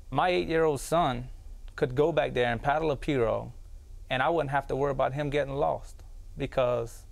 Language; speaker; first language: English; native; English